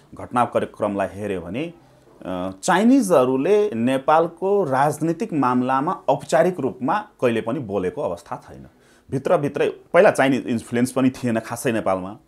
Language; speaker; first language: Nepali; non-native, local second language; Maithili